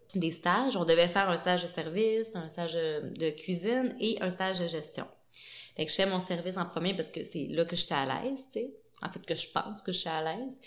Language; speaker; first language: French; native; French